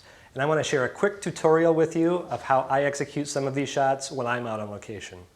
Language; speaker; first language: English; native; English